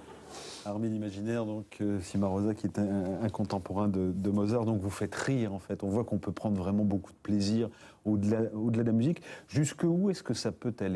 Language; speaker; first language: French; native; French